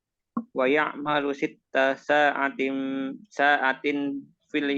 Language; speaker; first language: Indonesian; native; Indonesian